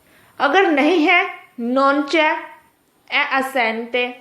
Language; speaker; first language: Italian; non-native, fluent; Urdu